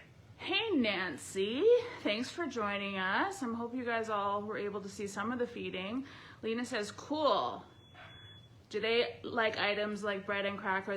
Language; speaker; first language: English; native; English